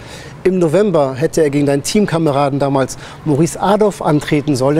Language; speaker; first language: German; native; German